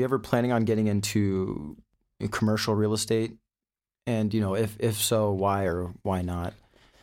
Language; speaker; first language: English; native; English